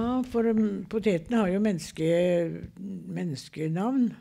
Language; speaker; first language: Norwegian; native; Norwegian